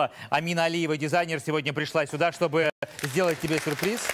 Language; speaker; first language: Russian; native; Russian